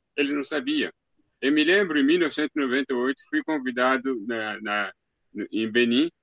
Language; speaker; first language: Portuguese; non-native, fluent; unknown